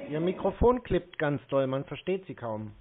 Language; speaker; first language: German; native; German